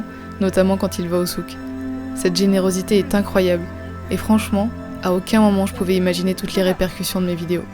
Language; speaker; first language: French; native; French